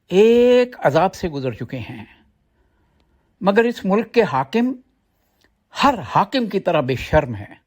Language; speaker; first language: Urdu; native; Urdu